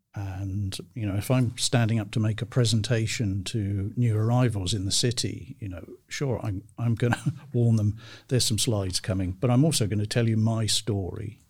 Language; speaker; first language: English; native; English